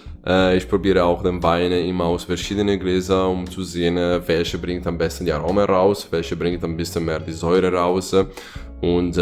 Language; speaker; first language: German; non-native, fluent; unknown